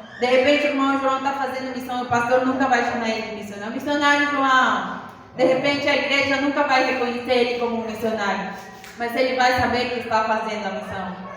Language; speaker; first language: Portuguese; native; Portuguese